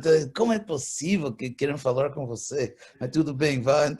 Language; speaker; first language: Portuguese; non-native, fluent; English